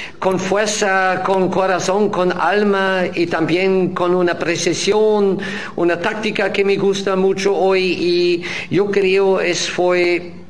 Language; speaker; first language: Spanish; non-native, fluent; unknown